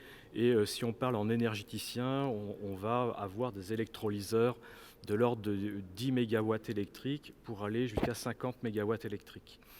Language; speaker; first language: French; native; French